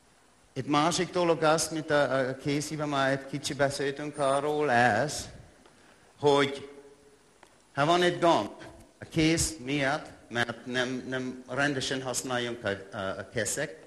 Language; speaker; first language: Hungarian; non-native, learner; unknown